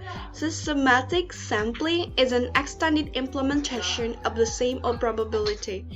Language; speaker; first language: English; non-native, learner; Indonesian